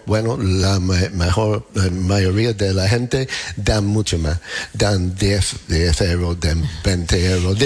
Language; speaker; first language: Spanish; non-native, learner; English